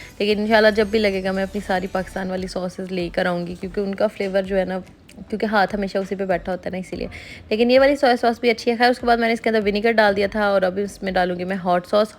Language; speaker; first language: Urdu; native; Urdu